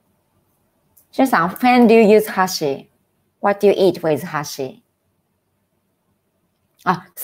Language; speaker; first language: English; non-native, fluent; Japanese